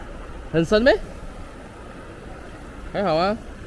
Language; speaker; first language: Chinese; native; Chinese